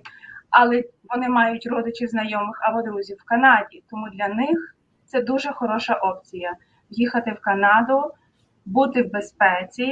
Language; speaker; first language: Ukrainian; native; Ukrainian